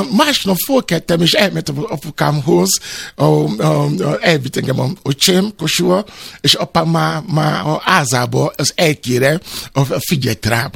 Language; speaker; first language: Hungarian; non-native, fluent; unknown